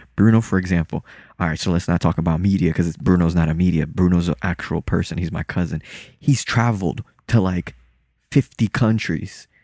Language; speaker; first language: English; early bilingual, other home language; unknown